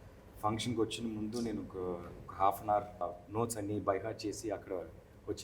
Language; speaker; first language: Telugu; non-native, learner; Tamil